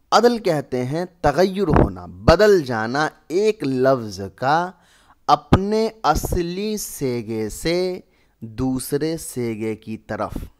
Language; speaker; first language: Hindi; native; Hindi